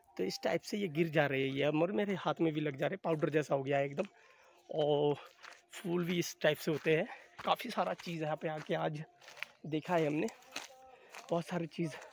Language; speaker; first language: Hindi; non-native, local second language; Bangla